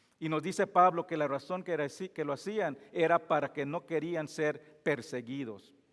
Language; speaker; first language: Spanish; non-native, fluent; English